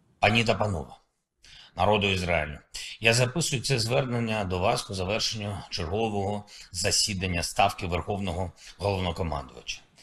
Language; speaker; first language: Ukrainian; native; Ukrainian